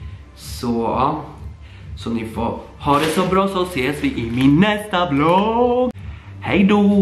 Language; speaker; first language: Swedish; early bilingual, other home language; Polish